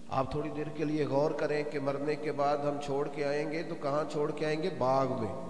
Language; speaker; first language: Urdu; non-native, local second language; Punjabi